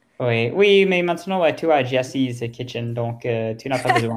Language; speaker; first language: French; non-native, learner; German